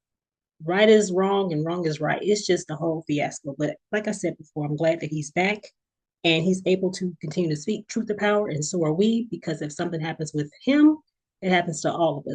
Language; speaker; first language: English; native; English